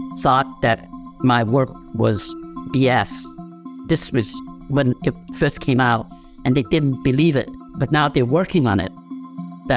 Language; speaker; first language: English; non-native, local second language; Cantonese